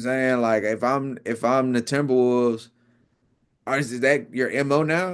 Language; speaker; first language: English; native; English